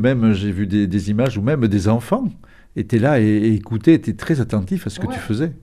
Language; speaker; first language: French; native; French